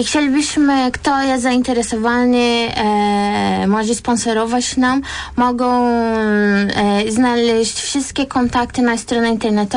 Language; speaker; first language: Polish; non-native, fluent; Portuguese